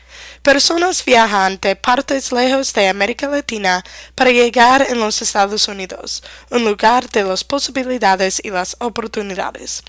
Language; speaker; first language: Spanish; non-native, learner; English